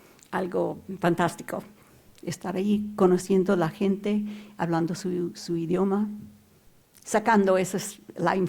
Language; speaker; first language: Spanish; non-native, local second language; English